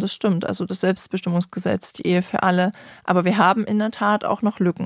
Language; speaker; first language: German; native; German